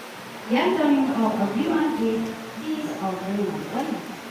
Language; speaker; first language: English; non-native, learner; Indonesian